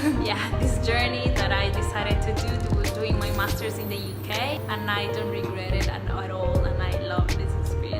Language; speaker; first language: English; non-native, fluent; Spanish